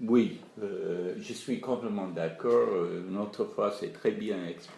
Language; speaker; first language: French; non-native, fluent; English